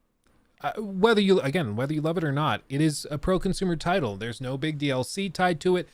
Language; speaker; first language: English; native; English